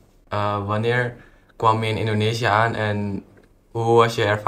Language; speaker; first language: Dutch; non-native, fluent; Indonesian